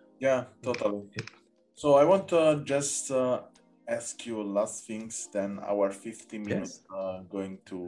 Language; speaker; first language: English; non-native, learner; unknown